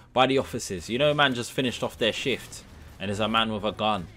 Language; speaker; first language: English; native; English